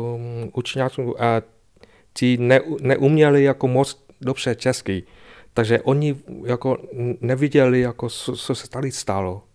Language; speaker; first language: Czech; non-native, fluent; Vietnamese